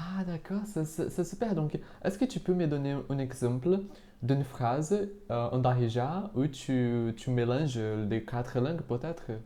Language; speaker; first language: French; non-native, fluent; Portuguese